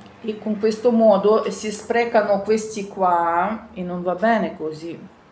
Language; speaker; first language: Italian; non-native, fluent; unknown